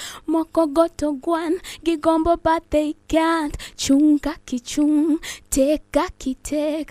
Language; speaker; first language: English; non-native, local second language; Luo (Kenya and Tanzania)